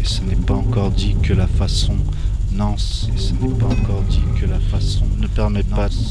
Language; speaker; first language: French; native; French